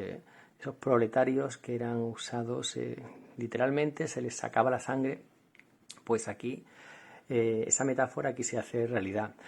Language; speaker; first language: Spanish; native; Spanish